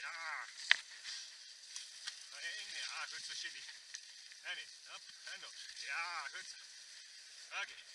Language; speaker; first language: Dutch; native; Dutch